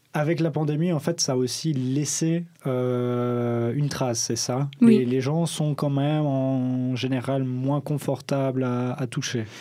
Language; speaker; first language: French; native; French